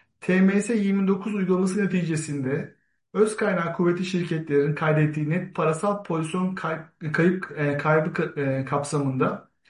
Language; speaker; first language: Turkish; native; Turkish